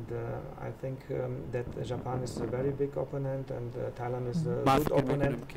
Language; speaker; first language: English; non-native, fluent; German